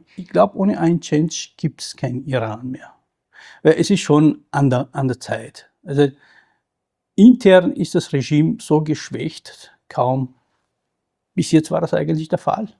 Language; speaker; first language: German; non-native, fluent; Kurdish